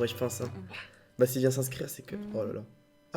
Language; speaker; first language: French; native; French